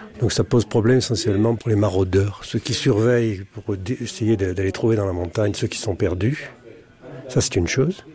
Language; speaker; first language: French; native; French